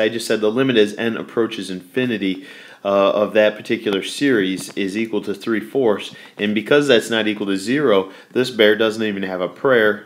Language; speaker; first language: English; native; English